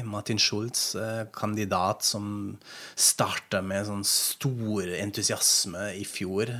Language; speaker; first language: Norwegian; non-native, fluent; German